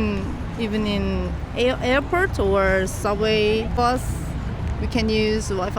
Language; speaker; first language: English; non-native, learner; Korean